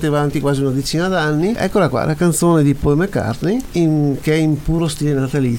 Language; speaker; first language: Italian; native; Italian